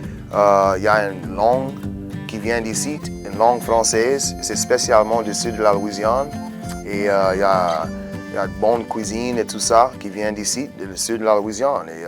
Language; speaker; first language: French; non-native, local second language; English